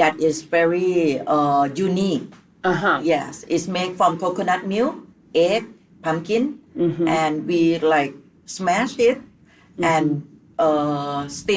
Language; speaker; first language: English; non-native, learner; Thai